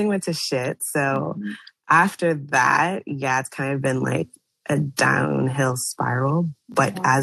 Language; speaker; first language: English; native; English